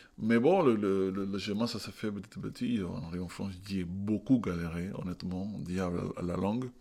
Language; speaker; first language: French; non-native, fluent; Spanish